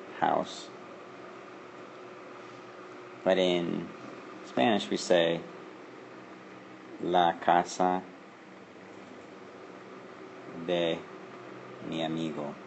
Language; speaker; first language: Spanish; non-native, fluent; English